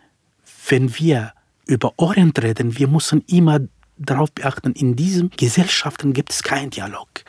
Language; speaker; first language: German; non-native, fluent; Kurdish